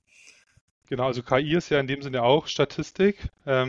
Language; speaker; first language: German; native; German